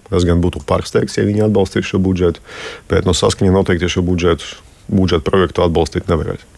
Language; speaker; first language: Latvian; non-native, local second language; Russian